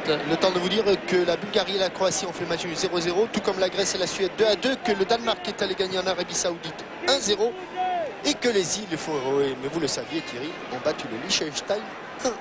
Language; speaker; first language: French; native; French